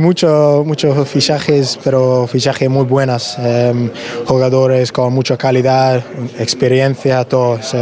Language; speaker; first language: Spanish; non-native, learner; English